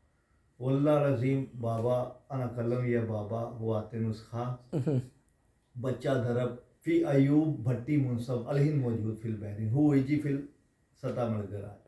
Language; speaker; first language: Arabic; non-native, learner; Urdu